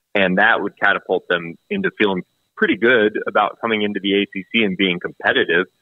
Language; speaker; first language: English; native; English